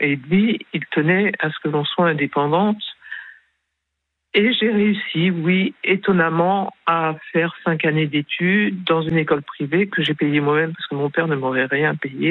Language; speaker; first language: French; early bilingual, other home language; Spanish